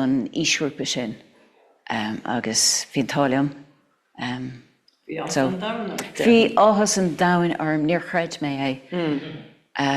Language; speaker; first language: Irish; non-native, local second language; English